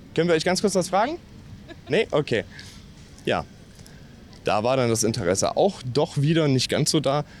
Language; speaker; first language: German; native; German